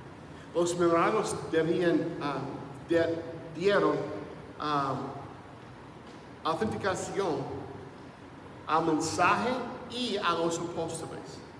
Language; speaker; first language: Spanish; non-native, fluent; English